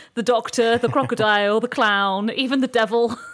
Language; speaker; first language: English; native; English